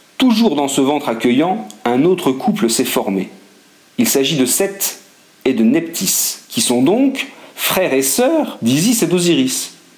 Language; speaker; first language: French; native; French